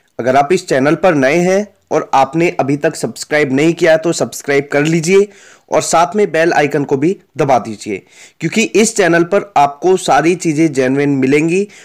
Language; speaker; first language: Hindi; native; Hindi